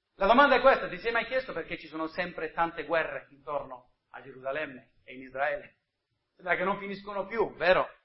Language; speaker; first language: Italian; non-native, fluent; English